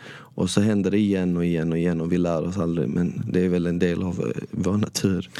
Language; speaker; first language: Swedish; early bilingual, other home language; Bosnian